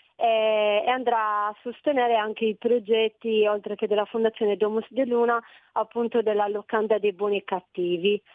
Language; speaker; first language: Italian; native; Italian